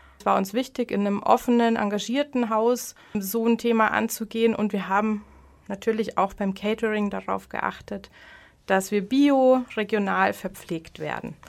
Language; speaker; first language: German; native; German